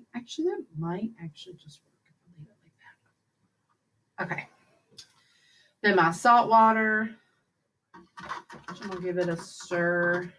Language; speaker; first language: English; native; English